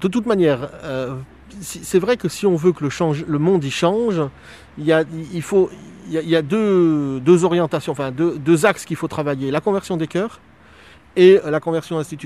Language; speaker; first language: French; native; French